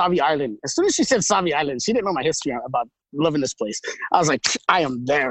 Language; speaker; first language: English; native; English